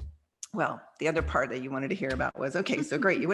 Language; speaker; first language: English; native; English